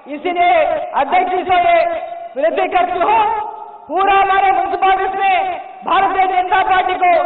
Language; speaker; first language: Hindi; non-native, local second language; Telugu